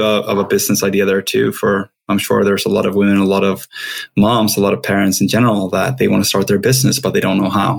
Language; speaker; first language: English; non-native, fluent; Swedish